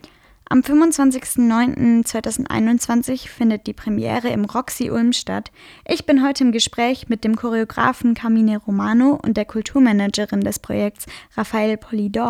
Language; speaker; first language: German; native; German